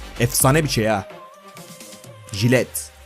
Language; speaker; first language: Turkish; native; Turkish